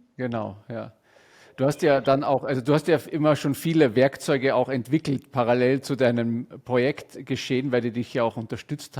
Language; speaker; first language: German; native; German